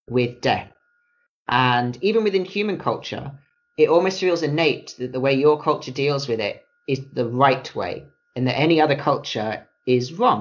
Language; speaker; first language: English; native; English